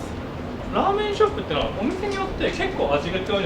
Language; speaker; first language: Japanese; native; Japanese